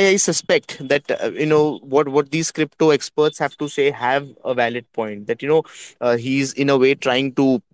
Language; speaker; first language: English; non-native, local second language; Hindi